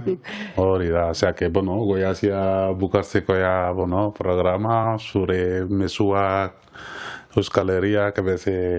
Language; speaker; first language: Basque; non-native, learner; Wolof